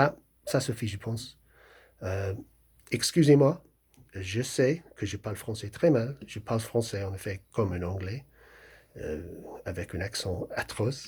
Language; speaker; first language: French; non-native, fluent; English